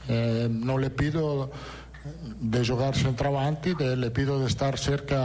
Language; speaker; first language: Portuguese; non-native, learner; Italian